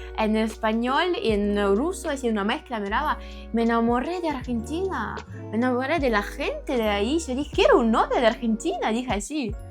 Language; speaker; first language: Spanish; non-native, fluent; Ukrainian